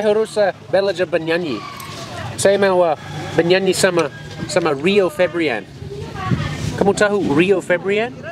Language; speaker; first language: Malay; non-native, learner; English